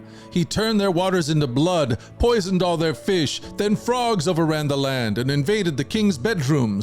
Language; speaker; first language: English; native; English